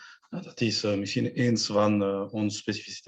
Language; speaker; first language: Dutch; non-native, local second language; French